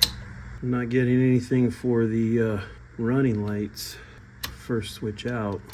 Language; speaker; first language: English; native; English